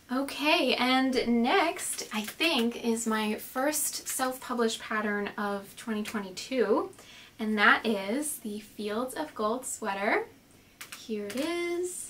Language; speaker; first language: English; native; English